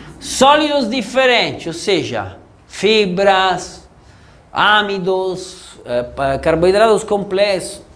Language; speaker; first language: Portuguese; non-native, fluent; Italian